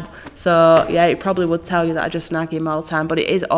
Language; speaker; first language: English; native; English